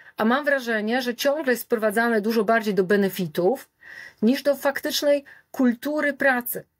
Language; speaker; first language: Polish; native; Polish